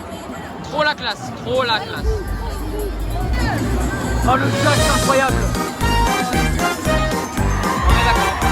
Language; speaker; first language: French; native; French